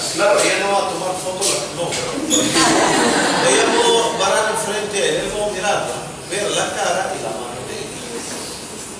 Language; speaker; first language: Spanish; non-native, fluent; Arabic